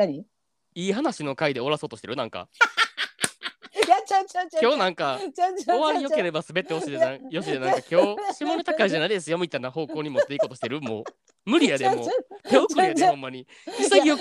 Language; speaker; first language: Japanese; native; Japanese